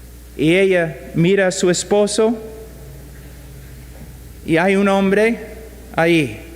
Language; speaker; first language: Spanish; non-native, fluent; English